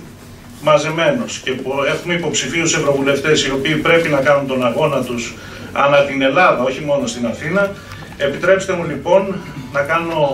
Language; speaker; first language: Greek; native; Greek